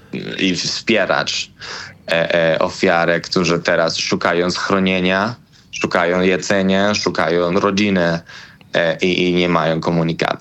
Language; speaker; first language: Polish; non-native, learner; Spanish